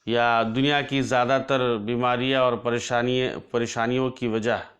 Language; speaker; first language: Hindi; non-native, local second language; Assamese